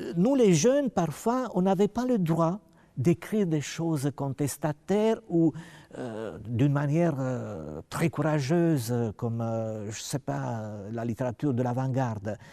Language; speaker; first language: French; non-native, fluent; Romanian